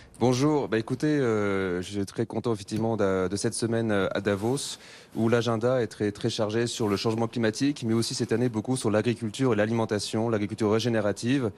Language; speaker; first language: French; native; French